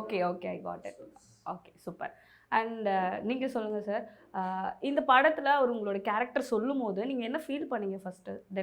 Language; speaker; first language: Tamil; native; Tamil